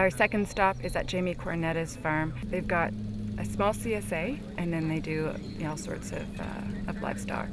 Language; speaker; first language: English; native; English